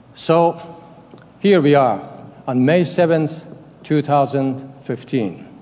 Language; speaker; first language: English; non-native, fluent; Persian